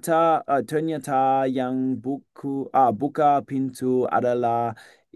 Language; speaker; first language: Indonesian; non-native, learner; English